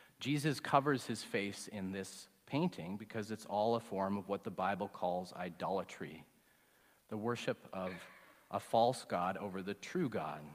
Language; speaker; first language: English; native; English